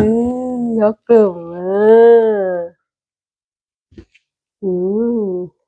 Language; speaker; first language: Swedish; non-native, learner; Thai